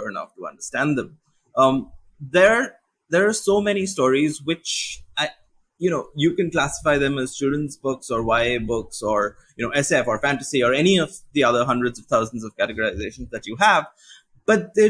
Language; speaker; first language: English; non-native, local second language; Bangla